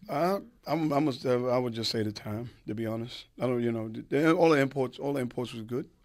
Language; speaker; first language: English; native; English